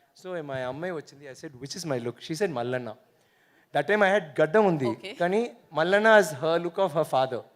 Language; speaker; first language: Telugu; non-native, learner; Tamil